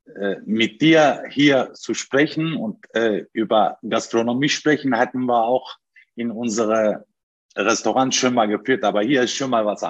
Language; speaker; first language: German; non-native, learner; Turkish